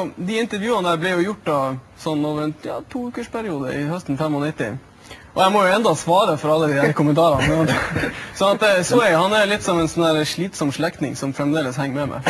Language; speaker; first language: Norwegian; native; Norwegian